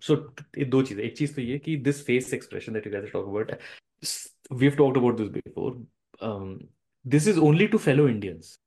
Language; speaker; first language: Hindi; non-native, local second language; Bangla